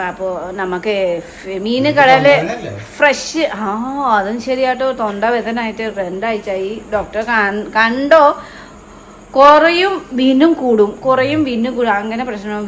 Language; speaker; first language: Malayalam; non-native, fluent; Nepali